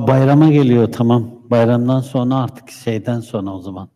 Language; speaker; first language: Turkish; native; Turkish